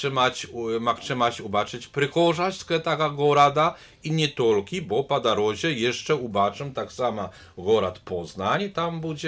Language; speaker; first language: Polish; non-native, learner; Belarusian